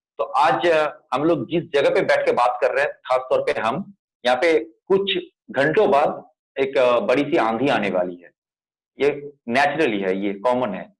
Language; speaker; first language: Hindi; non-native, local second language; Bangla